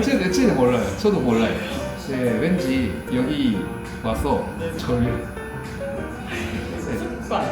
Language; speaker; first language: Korean; non-native, learner; Japanese